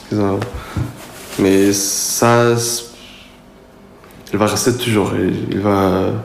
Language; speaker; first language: French; non-native, learner; Persian